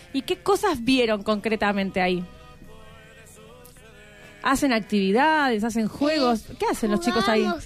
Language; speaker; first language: Spanish; native; Spanish